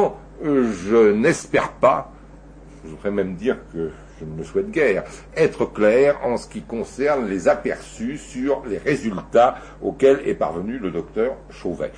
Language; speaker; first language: French; native; French